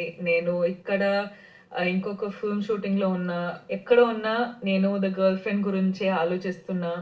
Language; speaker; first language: Telugu; non-native, fluent; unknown